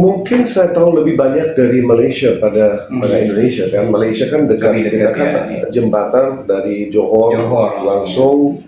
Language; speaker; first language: Indonesian; non-native, fluent; English